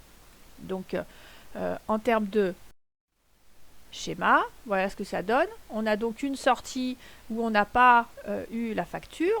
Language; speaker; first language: French; native; French